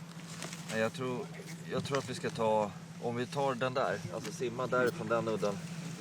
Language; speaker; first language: Swedish; native; Swedish